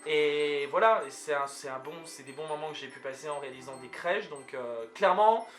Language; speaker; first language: French; native; French